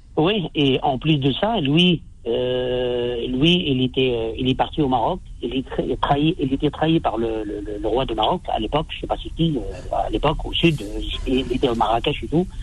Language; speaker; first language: French; non-native, local second language; Arabic